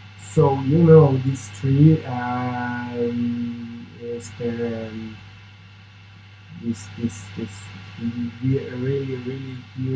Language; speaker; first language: English; non-native, fluent; Italian